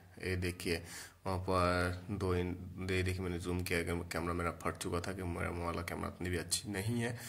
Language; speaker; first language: Hindi; non-native, local second language; Bangla